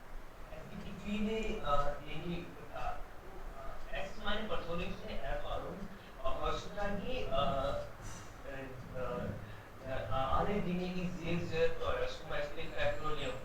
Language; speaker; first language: German; non-native, learner; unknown